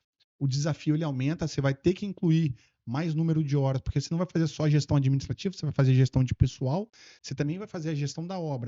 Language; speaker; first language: Portuguese; native; Portuguese